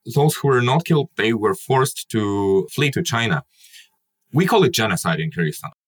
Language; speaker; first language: English; non-native, fluent; Kyrgyz